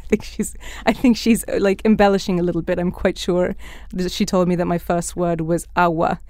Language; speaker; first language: English; early bilingual, other home language; Spanish